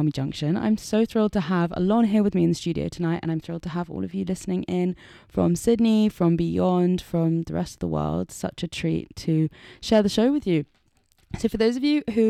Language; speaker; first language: English; native; English